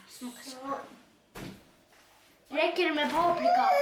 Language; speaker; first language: Swedish; early bilingual, other home language; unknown